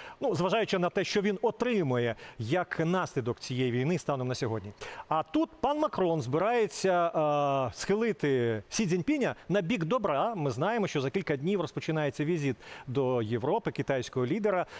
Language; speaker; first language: Ukrainian; native; Ukrainian